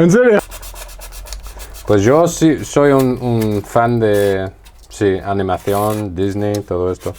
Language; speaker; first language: Spanish; non-native, fluent; English